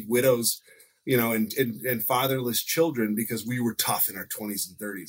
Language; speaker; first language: English; native; English